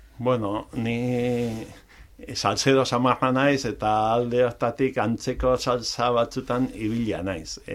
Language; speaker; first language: Basque; non-native, local second language; Spanish